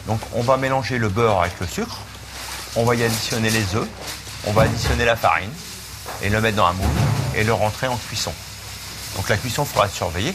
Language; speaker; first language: French; native; French